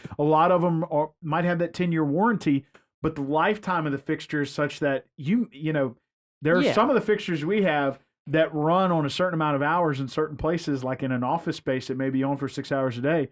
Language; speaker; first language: English; native; English